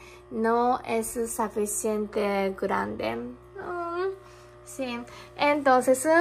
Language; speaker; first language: Spanish; non-native, learner; Japanese